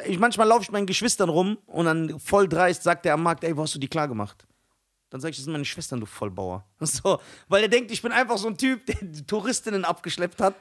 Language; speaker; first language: German; early bilingual, other home language; Arabic